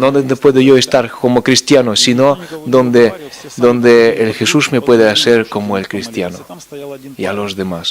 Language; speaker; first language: Spanish; non-native, fluent; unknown